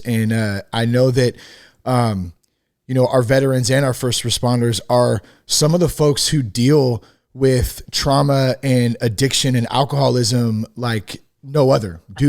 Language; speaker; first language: English; native; English